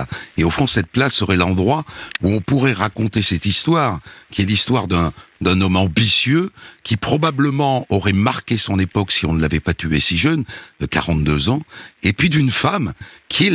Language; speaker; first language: French; native; French